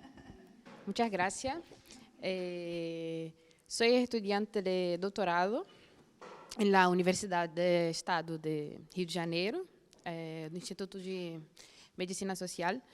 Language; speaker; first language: Spanish; non-native, fluent; Portuguese